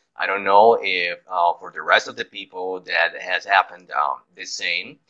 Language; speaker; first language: English; non-native, fluent; Spanish